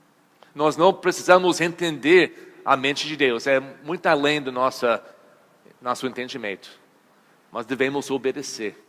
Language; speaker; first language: Portuguese; non-native, fluent; English